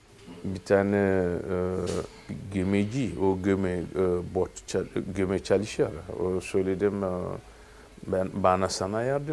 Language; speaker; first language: Turkish; non-native, learner; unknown